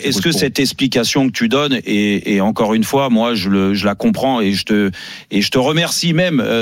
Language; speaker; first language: French; native; French